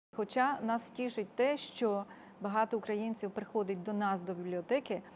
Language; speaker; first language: Ukrainian; native; Ukrainian